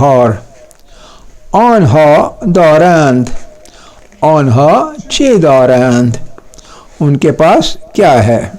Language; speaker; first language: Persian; non-native, fluent; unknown